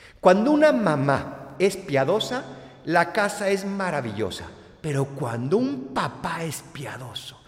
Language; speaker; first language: Spanish; native; Spanish